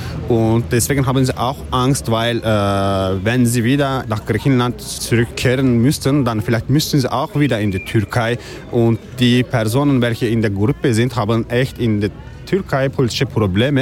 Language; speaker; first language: German; non-native, learner; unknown